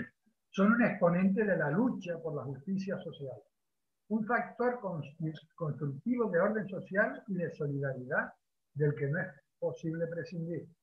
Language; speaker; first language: Spanish; native; Spanish